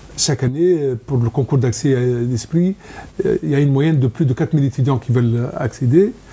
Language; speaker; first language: French; non-native, local second language; Arabic